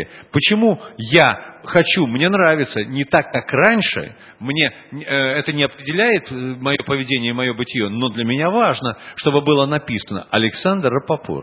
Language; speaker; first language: Russian; native; Russian